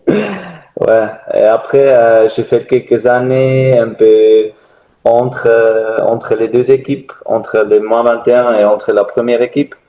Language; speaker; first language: French; non-native, learner; German